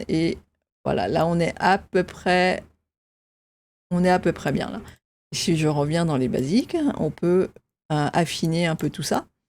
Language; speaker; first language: French; native; French